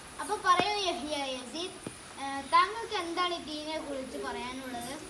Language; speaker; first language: Malayalam; native; Malayalam